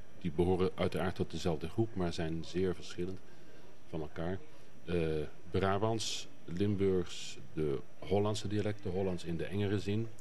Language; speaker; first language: Dutch; native; Dutch